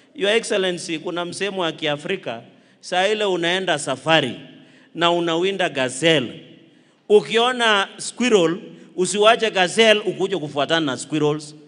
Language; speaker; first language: Swahili; non-native, local second language; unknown